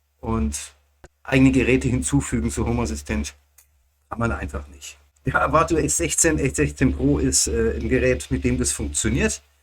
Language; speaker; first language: German; native; German